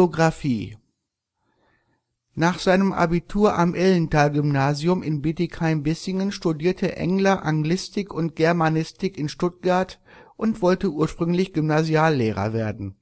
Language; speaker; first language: German; native; German